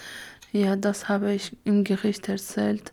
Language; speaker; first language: German; non-native, learner; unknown